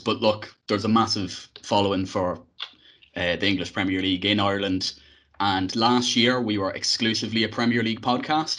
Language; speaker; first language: English; native; English